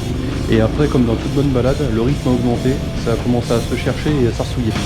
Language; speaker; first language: French; native; French